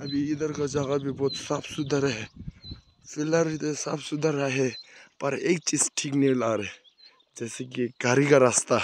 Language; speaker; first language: Hindi; non-native, local second language; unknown